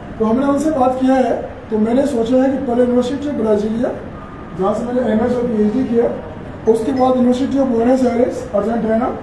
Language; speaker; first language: Hindi; native; Hindi